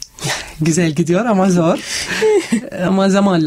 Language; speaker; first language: Turkish; non-native, learner; Arabic